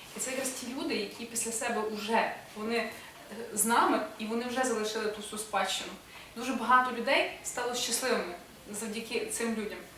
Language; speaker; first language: Ukrainian; native; Ukrainian